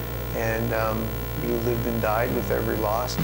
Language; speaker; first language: English; native; English